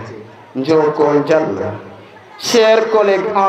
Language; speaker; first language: French; non-native, local second language; Serer